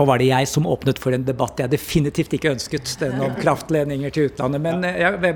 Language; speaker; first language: Norwegian; native; Norwegian